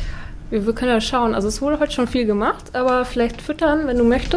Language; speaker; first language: German; native; German